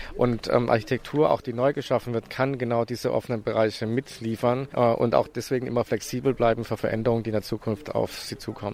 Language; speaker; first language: German; native; German